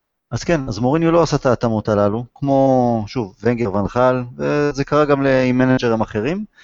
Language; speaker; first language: Hebrew; native; Hebrew